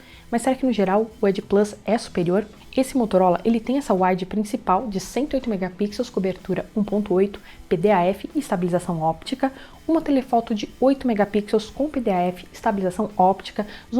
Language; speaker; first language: Portuguese; native; Portuguese